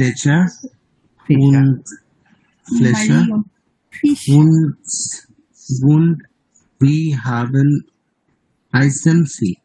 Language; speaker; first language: German; non-native, learner; Bangla